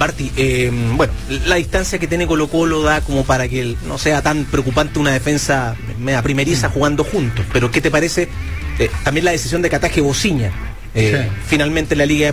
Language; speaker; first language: Spanish; native; Spanish